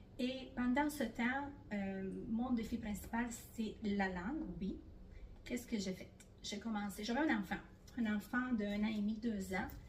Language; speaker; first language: French; non-native, fluent; Italian